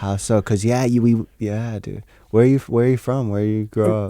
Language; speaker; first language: English; native; English